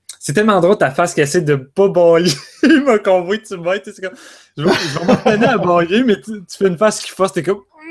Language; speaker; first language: French; native; French